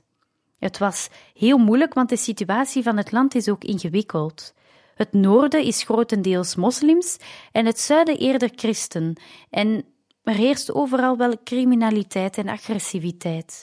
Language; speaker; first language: Dutch; native; Dutch